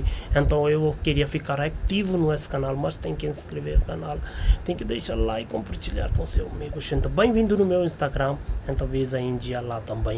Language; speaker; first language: Portuguese; non-native, learner; Hindi